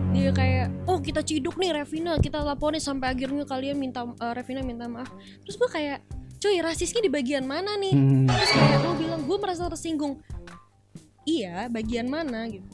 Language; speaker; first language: Indonesian; native; Indonesian